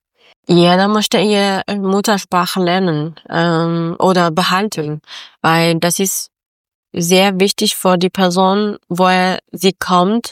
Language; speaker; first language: German; non-native, learner; Persian